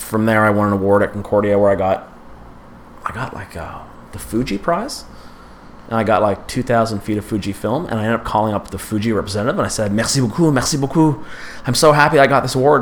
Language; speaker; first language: English; native; English